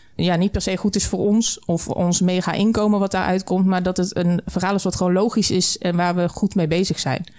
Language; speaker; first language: Dutch; native; Dutch